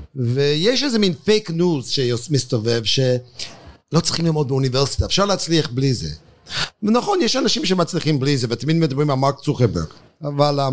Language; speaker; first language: Hebrew; non-native, fluent; English